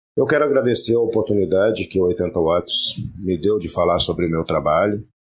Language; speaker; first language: Portuguese; early bilingual, other home language; French